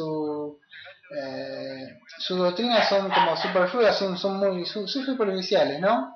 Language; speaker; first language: Spanish; native; Spanish